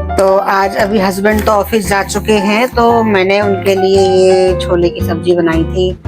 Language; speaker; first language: Hindi; native; Hindi